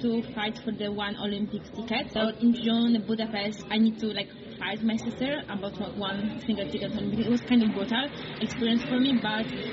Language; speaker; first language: English; non-native, fluent; Polish